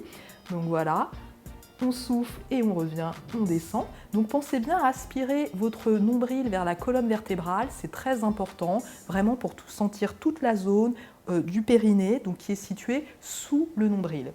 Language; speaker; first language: French; native; French